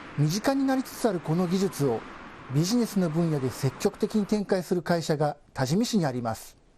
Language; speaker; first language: Japanese; native; Japanese